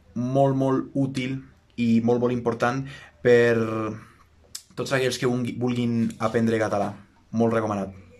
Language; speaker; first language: Catalan; non-native, learner; Spanish